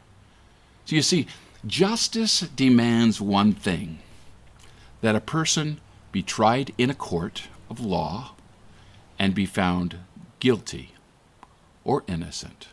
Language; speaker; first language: English; native; English